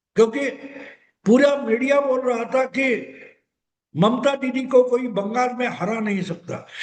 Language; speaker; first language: Hindi; non-native, local second language; Marathi